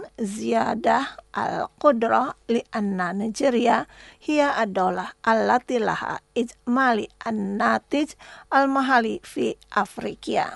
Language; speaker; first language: Arabic; non-native, fluent; Indonesian